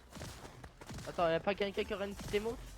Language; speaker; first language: French; native; French